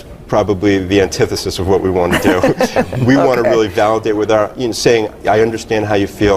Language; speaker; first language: English; native; English